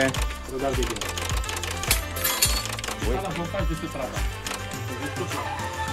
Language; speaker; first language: French; non-native, local second language; Arabic